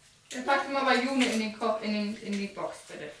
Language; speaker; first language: German; native; German